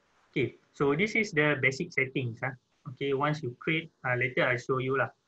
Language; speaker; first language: English; non-native, local second language; Malay